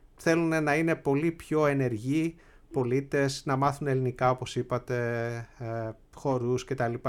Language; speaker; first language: Greek; native; Greek